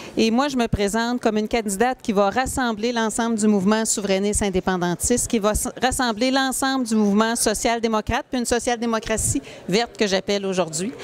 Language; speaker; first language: French; native; French